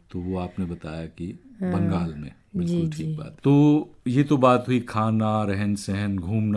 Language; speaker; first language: Hindi; native; Hindi